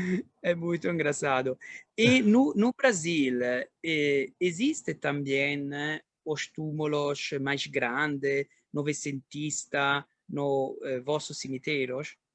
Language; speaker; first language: Portuguese; non-native, learner; Italian